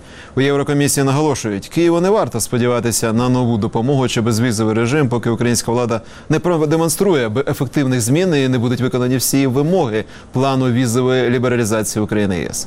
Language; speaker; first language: Ukrainian; native; Ukrainian